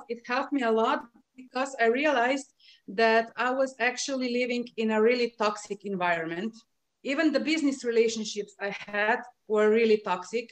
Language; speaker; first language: English; non-native, fluent; Slovenian